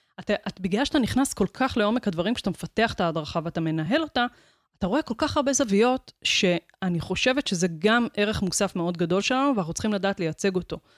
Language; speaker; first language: Hebrew; native; Hebrew